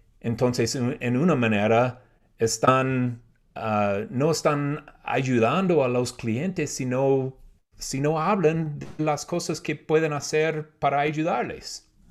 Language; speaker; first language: Spanish; non-native, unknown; English